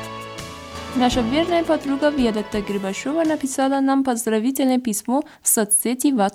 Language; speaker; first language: Russian; non-native, fluent; Persian